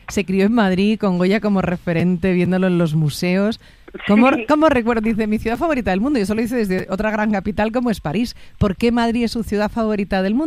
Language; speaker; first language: Spanish; native; Spanish